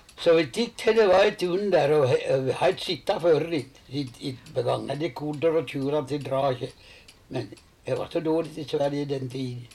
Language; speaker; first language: Swedish; native; Swedish